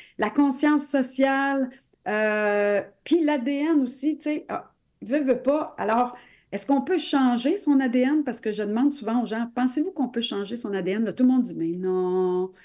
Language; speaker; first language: French; non-native, local second language; English